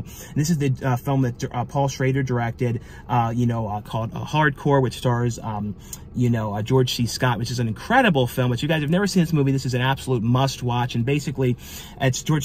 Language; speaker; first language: English; native; English